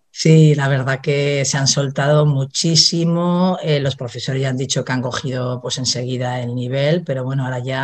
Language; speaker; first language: Spanish; native; Spanish